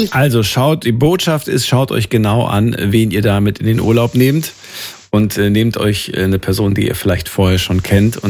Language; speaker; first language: German; native; German